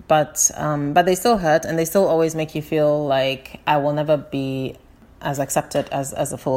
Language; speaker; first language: English; native; English